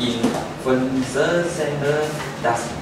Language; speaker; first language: German; non-native, learner; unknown